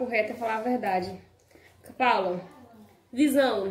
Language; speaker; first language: Portuguese; native; Portuguese